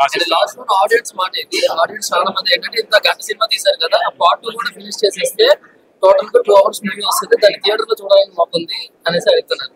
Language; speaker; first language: Telugu; native; Telugu